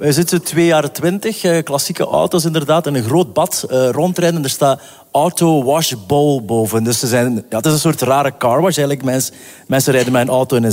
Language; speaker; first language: Dutch; native; Dutch